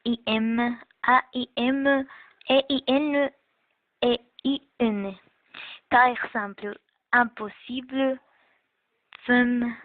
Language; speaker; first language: French; non-native, learner; Spanish